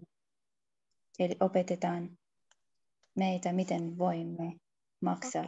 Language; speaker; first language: Finnish; non-native, learner; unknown